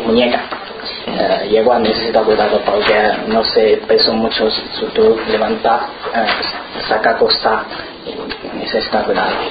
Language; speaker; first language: Spanish; non-native, learner; Chinese